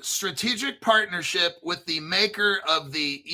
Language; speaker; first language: English; native; English